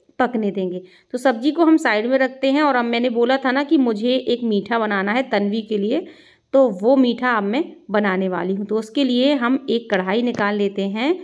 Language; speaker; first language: Hindi; native; Hindi